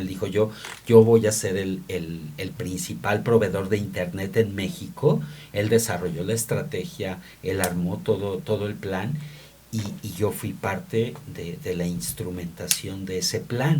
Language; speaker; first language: Spanish; native; Spanish